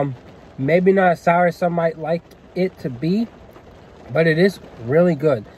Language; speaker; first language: English; native; English